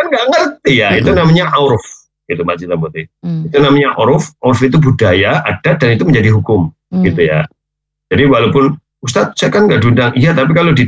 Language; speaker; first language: Indonesian; native; Indonesian